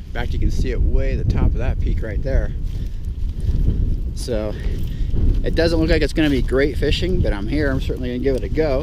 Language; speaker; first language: English; native; English